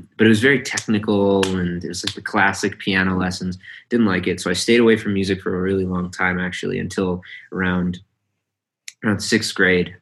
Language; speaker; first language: English; early bilingual, other home language; Hindi